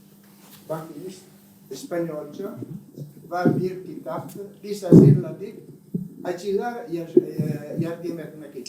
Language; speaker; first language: Turkish; non-native, learner; Italian